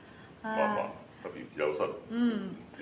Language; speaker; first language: Indonesian; non-native, learner; Japanese